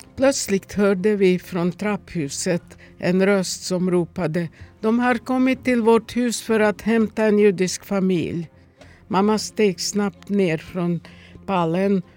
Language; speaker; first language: Swedish; non-native, fluent; Serbian